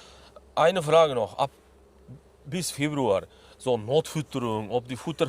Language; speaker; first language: German; non-native, learner; Uzbek